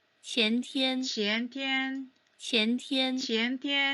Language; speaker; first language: Chinese; non-native, fluent; Korean